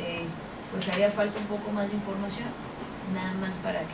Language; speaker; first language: Spanish; native; Spanish